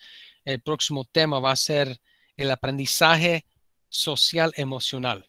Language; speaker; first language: Spanish; early bilingual, heritage; Spanish